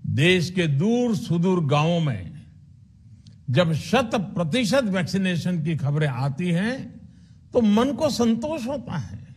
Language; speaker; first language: Hindi; non-native, local second language; Gujarati